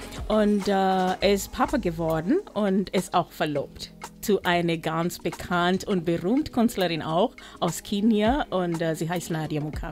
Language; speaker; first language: German; non-native, local second language; Swahili